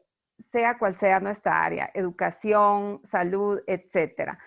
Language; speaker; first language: Spanish; native; Spanish